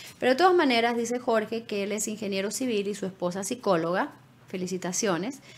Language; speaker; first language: Spanish; native; Spanish